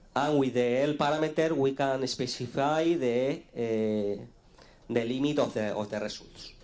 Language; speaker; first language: English; non-native, fluent; Spanish